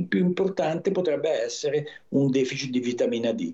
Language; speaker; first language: Italian; native; Italian